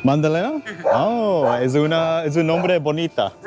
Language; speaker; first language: Spanish; non-native, learner; English